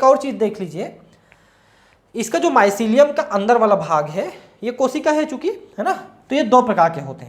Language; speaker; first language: Hindi; native; Hindi